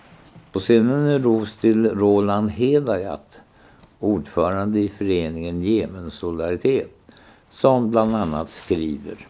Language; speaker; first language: Swedish; native; Swedish